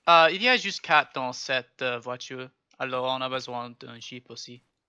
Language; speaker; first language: French; non-native, learner; English